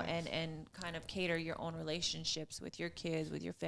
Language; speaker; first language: English; native; English